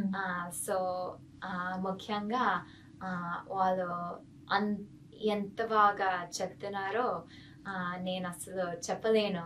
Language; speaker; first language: Telugu; non-native, fluent; English